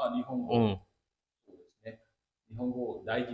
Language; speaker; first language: Japanese; non-native, fluent; Indonesian